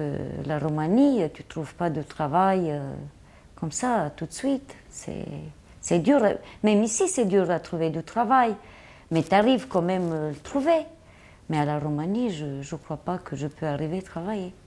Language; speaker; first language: French; non-native, learner; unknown